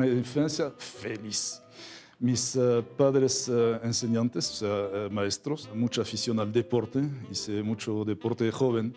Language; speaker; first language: Spanish; non-native, fluent; French